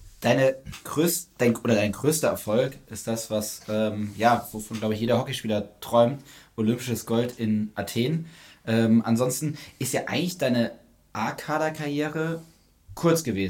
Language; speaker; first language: German; native; German